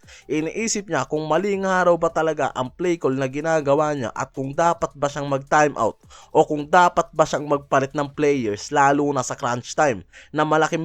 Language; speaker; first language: Filipino; native; Filipino